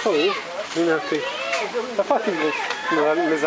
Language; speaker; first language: Hebrew; native; Hebrew